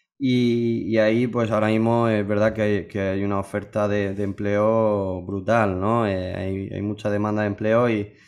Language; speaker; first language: Spanish; native; Spanish